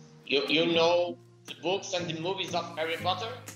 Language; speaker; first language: English; non-native, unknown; Portuguese